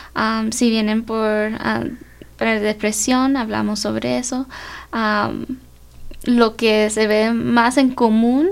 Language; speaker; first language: Spanish; early bilingual, heritage; Spanish